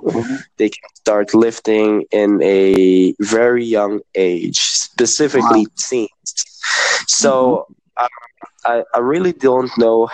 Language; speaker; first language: English; non-native, local second language; Hiligaynon